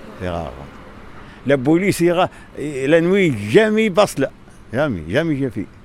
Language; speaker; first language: French; non-native, local second language; Arabic